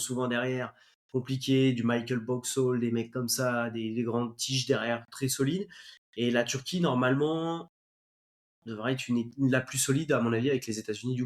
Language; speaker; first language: French; native; French